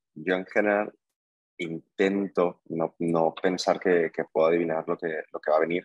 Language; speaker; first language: Spanish; native; Spanish